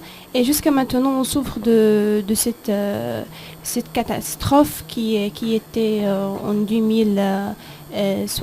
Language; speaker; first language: French; non-native, fluent; Arabic